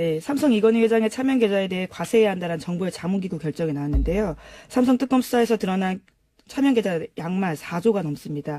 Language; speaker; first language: Korean; native; Korean